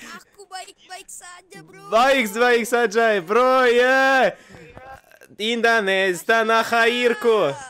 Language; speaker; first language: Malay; non-native, learner; Russian